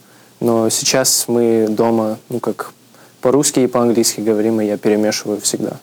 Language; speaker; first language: Russian; early bilingual, heritage; Russian